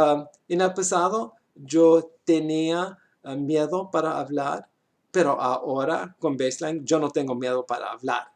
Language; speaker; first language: Spanish; non-native, learner; English